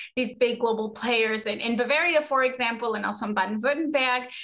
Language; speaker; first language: English; early bilingual, other home language; Spanish